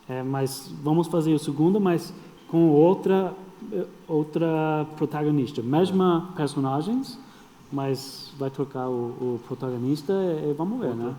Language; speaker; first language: Portuguese; non-native, fluent; English